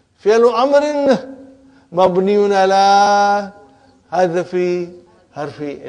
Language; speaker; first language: Arabic; non-native, fluent; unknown